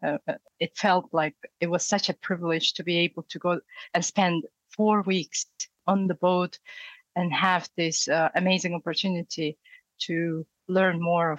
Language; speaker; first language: English; non-native, fluent; Russian